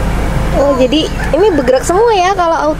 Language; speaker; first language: Indonesian; native; Indonesian